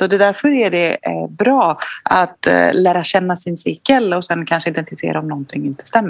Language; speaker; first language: Swedish; non-native, fluent; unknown